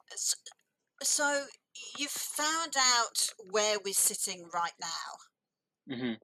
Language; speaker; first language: English; native; English